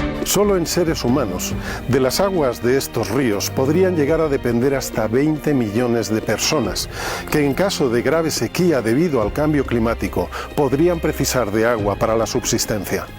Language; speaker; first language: Spanish; native; Spanish